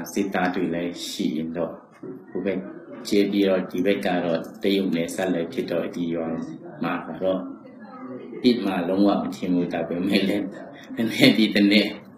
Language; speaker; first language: Burmese; non-native, local second language; Kachin